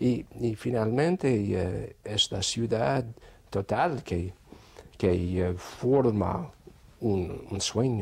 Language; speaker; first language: Spanish; non-native, fluent; English